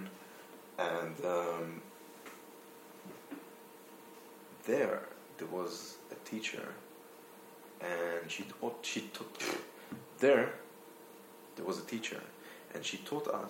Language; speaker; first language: English; non-native, fluent; Hebrew